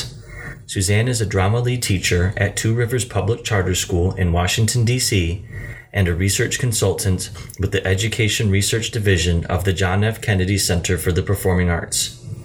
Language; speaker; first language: English; native; English